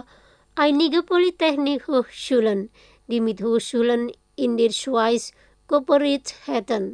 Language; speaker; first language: German; non-native, learner; Indonesian